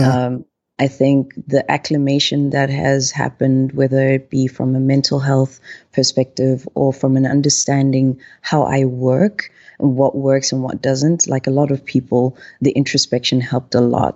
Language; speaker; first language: English; non-native, local second language; Zulu